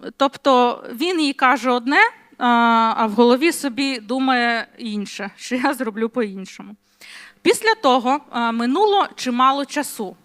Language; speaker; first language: Ukrainian; non-native, local second language; Russian